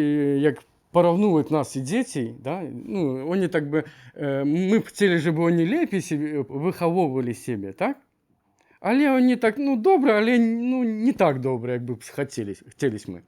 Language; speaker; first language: Ukrainian; non-native, learner; Russian